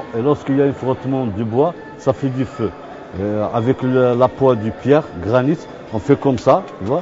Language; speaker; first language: French; non-native, local second language; Arabic